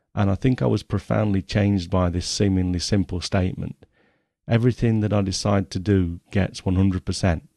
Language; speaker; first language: English; native; English